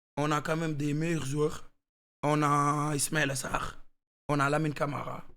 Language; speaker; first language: French; non-native, local second language; Wolof